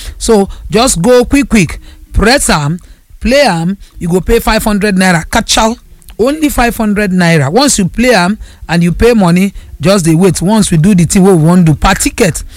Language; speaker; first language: Nigerian Pidgin; non-native, local second language; Yoruba